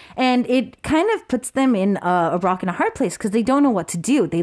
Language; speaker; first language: English; early bilingual, other home language; Korean